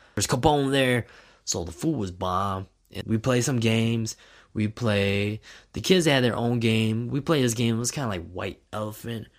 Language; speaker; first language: English; native; English